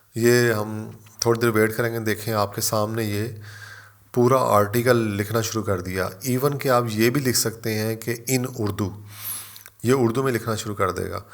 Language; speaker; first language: Urdu; native; Urdu